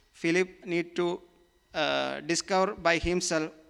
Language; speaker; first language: English; non-native, local second language; Malayalam